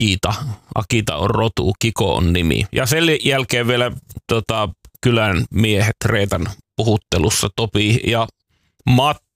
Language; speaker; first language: Finnish; native; Finnish